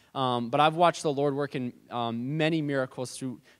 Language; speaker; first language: English; native; English